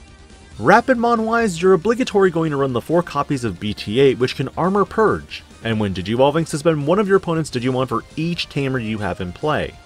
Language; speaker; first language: English; native; English